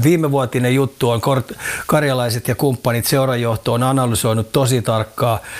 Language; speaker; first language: Finnish; native; Finnish